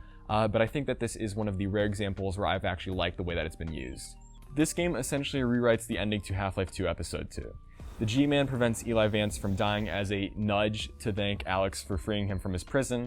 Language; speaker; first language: English; native; English